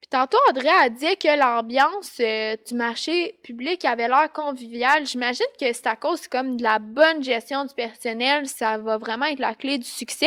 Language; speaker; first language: French; native; French